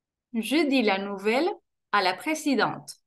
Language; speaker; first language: French; non-native, fluent; Spanish